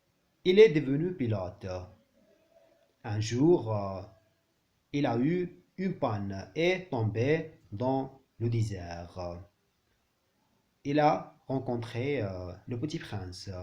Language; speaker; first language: French; non-native, learner; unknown